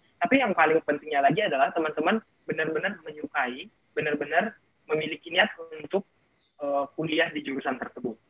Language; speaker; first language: Indonesian; non-native, local second language; Batak Toba